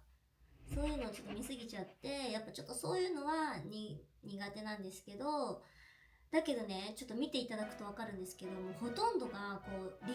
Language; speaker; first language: Japanese; native; Japanese